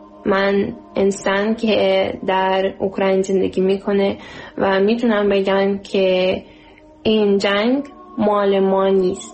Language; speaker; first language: Persian; non-native, learner; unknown